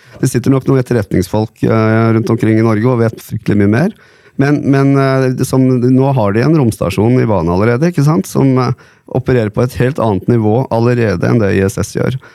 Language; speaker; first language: Norwegian; native; Norwegian